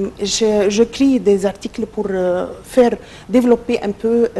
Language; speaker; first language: French; non-native, local second language; Arabic